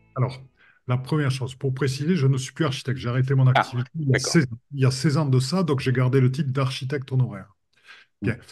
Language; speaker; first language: French; native; French